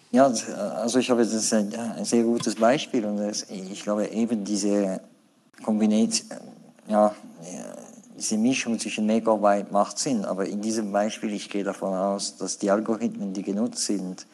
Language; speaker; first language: German; non-native, fluent; French